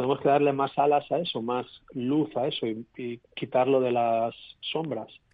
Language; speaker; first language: Spanish; native; Spanish